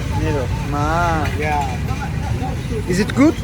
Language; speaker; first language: English; non-native, learner; Turkish